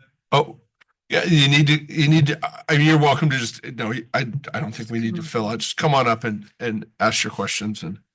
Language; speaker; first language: English; native; English